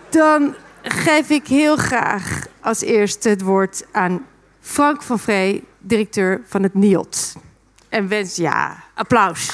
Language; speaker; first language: Dutch; native; Dutch